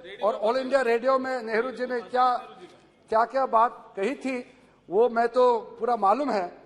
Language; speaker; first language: Hindi; non-native, local second language; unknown